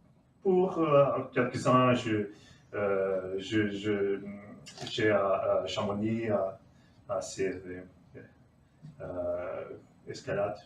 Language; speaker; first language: French; non-native, learner; Portuguese